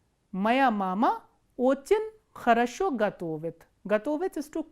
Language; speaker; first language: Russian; non-native, fluent; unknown